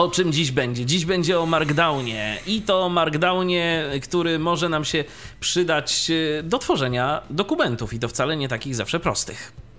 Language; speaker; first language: Polish; native; Polish